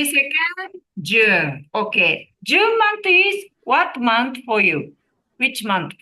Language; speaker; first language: English; non-native, learner; Japanese